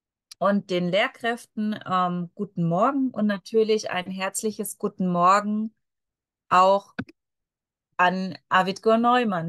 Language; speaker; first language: German; native; German